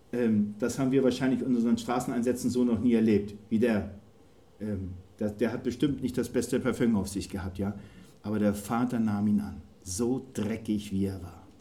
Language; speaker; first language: German; native; German